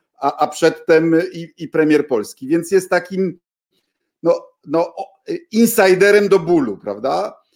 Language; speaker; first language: Polish; native; Polish